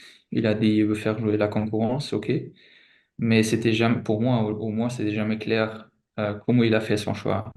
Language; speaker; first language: French; non-native, fluent; German